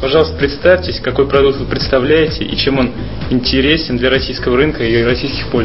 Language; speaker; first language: Russian; native; Russian